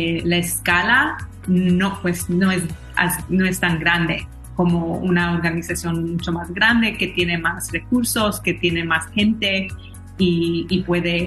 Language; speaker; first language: Spanish; early bilingual, heritage; Spanish